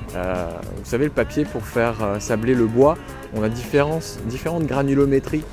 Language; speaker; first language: French; native; French